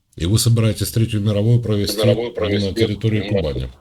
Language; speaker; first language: Russian; native; Russian